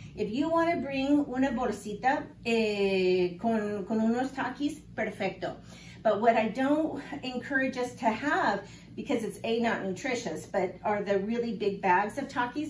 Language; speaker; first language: English; native; English